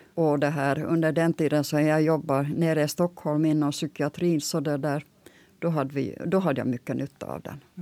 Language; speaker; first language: Swedish; native; Swedish